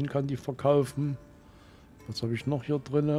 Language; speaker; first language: German; native; German